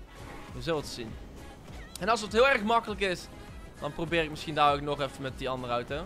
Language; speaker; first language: Dutch; native; Dutch